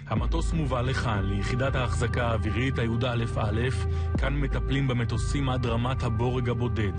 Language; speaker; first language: Hebrew; native; Hebrew